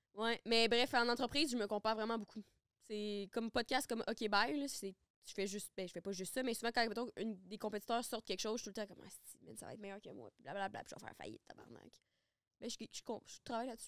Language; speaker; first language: French; native; French